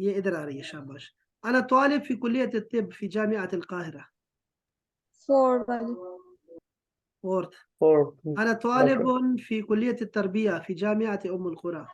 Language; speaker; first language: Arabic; non-native, fluent; Urdu